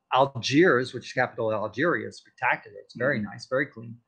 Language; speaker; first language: English; native; English